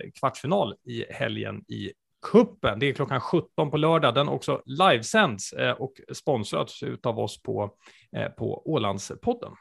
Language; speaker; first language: Swedish; native; Swedish